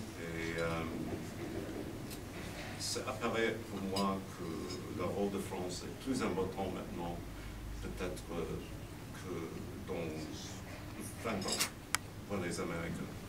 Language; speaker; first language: French; non-native, fluent; English